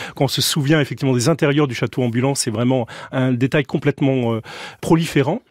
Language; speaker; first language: French; native; French